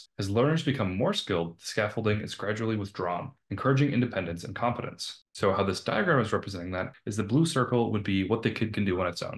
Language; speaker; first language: English; native; English